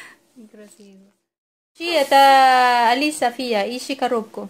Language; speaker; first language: Russian; non-native, learner; Filipino